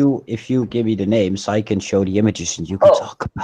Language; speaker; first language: English; native; English